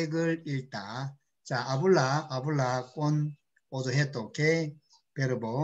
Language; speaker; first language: Korean; native; Korean